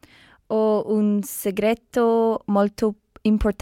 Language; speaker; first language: Italian; non-native, learner; English